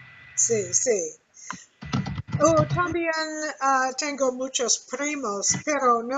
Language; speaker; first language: Spanish; non-native, learner; English